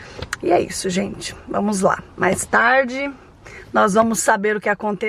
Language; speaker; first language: Portuguese; native; Portuguese